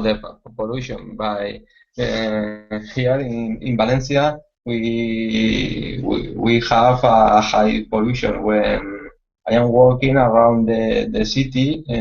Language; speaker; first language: English; non-native, learner; Spanish